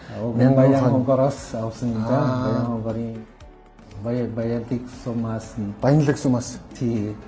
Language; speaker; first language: Mongolian; non-native, fluent; Lao